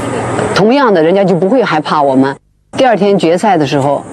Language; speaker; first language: Chinese; native; Chinese